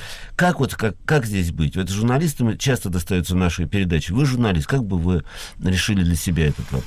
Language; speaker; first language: Russian; native; Russian